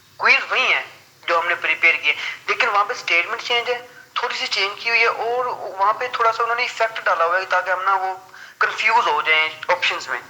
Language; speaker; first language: Urdu; native; Urdu